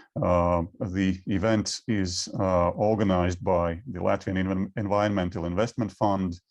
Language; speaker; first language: English; non-native, fluent; Latvian